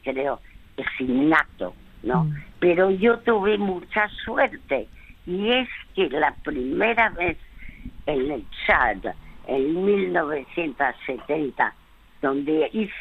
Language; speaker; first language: Spanish; early bilingual, other home language; French